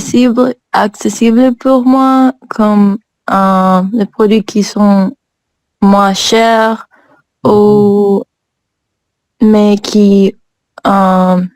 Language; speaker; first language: French; non-native, learner; English